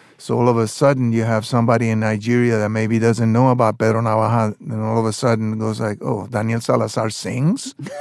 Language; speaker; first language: English; non-native, fluent; Spanish